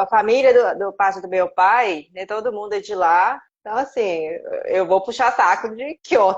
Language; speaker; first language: Portuguese; non-native, fluent; Japanese